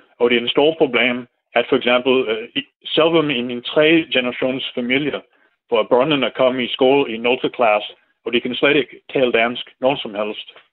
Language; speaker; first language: Danish; non-native, fluent; English